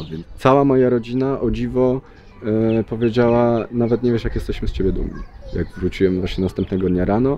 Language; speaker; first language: Polish; native; Polish